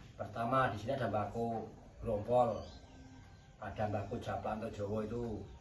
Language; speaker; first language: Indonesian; non-native, local second language; Javanese